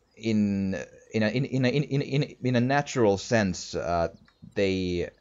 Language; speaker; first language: English; non-native, fluent; Finnish